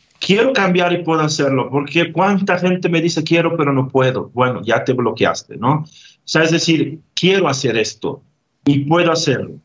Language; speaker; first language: Spanish; non-native, fluent; Italian